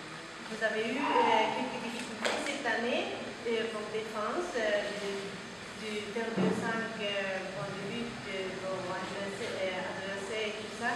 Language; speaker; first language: French; non-native, learner; Japanese